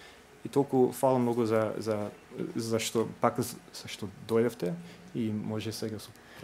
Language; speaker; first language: Macedonian; non-native, fluent; English